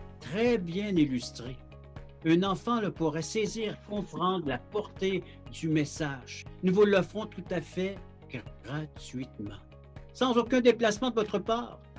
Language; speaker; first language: French; native; French